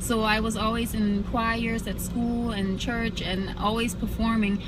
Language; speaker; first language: English; early bilingual, other home language; German